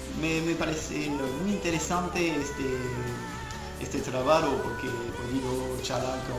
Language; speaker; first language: Spanish; non-native, fluent; French